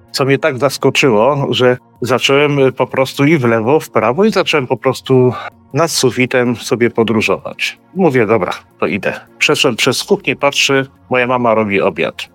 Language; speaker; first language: Polish; early bilingual, heritage; Polish